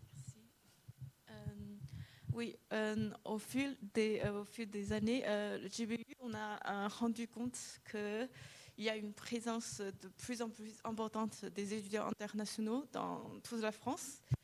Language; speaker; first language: French; non-native, fluent; Chinese